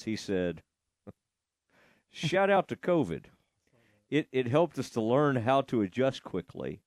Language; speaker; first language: English; native; English